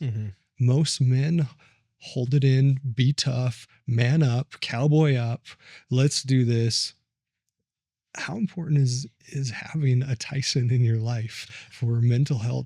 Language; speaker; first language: English; native; English